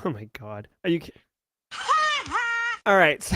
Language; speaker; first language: English; native; English